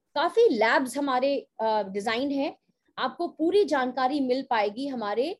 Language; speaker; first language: Hindi; native; Hindi